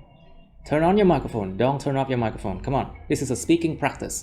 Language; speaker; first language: English; non-native, fluent; Vietnamese